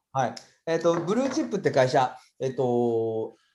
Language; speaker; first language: Japanese; native; Japanese